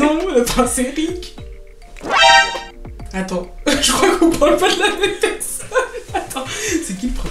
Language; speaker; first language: French; native; French